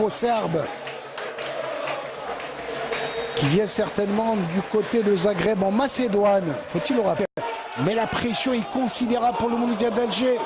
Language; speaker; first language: French; non-native, local second language; Arabic